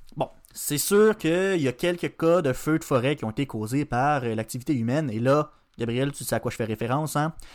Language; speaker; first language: French; native; French